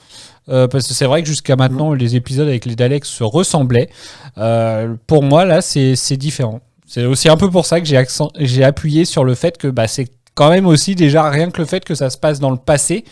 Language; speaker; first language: French; native; French